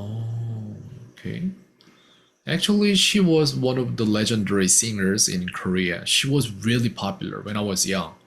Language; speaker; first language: English; non-native, fluent; Korean